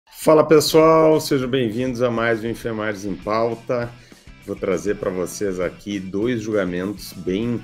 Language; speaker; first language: Portuguese; native; Portuguese